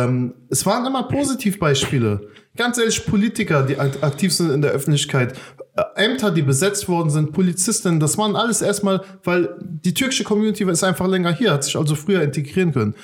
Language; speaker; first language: German; native; German